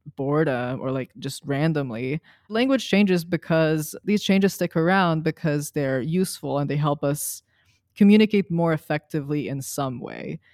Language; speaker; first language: English; early bilingual, other home language; Serbian